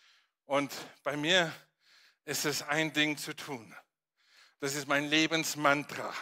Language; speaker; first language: German; non-native, fluent; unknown